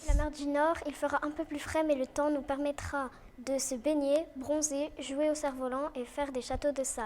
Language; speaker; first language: French; native; French